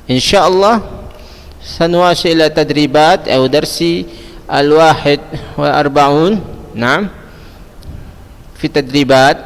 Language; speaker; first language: Arabic; non-native, fluent; Indonesian